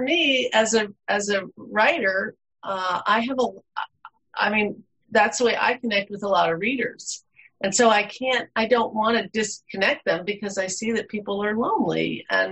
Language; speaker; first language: English; native; English